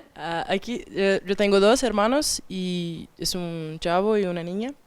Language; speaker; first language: Spanish; non-native, fluent; Portuguese